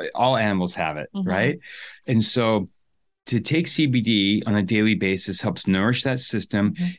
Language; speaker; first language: English; native; English